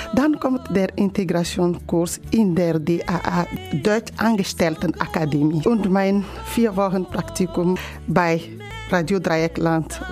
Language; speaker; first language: German; non-native, learner; Ewe